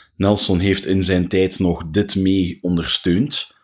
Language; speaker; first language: Dutch; native; Dutch